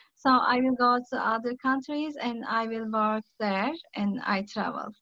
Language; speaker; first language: English; non-native, learner; Turkish